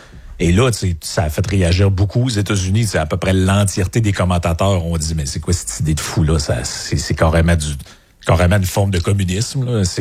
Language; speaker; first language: French; native; French